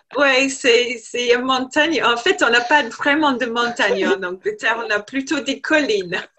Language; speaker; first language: French; non-native, fluent; English